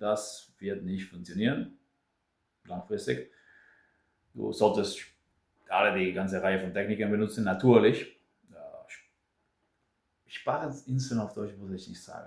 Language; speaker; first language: German; non-native, fluent; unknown